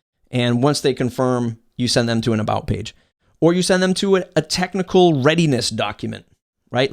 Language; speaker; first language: English; native; English